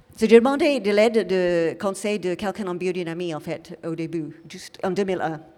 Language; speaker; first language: French; non-native, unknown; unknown